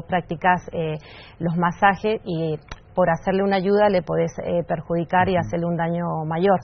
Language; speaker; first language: Spanish; native; Spanish